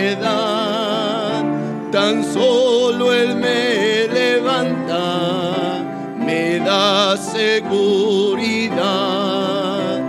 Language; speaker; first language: Spanish; native; Spanish